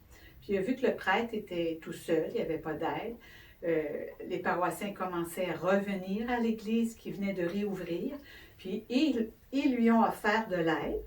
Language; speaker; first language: French; native; French